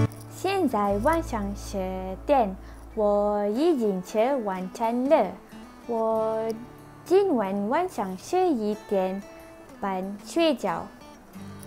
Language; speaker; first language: Chinese; non-native, learner; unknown